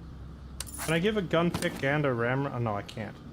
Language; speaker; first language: English; native; English